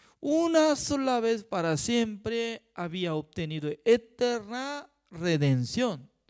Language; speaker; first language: Spanish; non-native, fluent; Korean